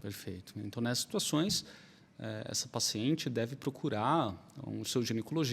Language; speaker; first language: Portuguese; native; Portuguese